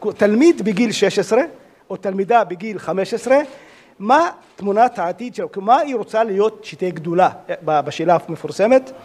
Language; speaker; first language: Hebrew; non-native, local second language; Arabic